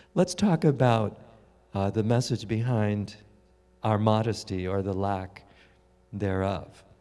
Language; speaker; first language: English; native; English